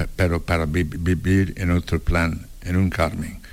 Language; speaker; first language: Spanish; non-native, fluent; English